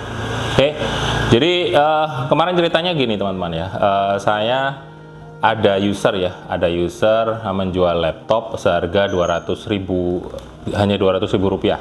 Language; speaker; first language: Indonesian; native; Indonesian